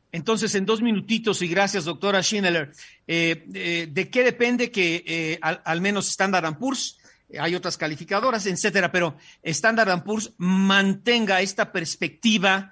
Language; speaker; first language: Spanish; native; Spanish